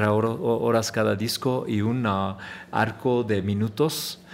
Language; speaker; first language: Spanish; early bilingual, heritage; Spanish